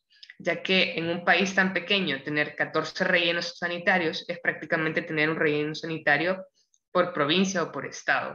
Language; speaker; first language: Spanish; native; Spanish